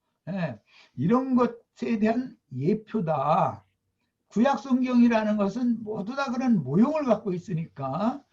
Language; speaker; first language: Korean; native; Korean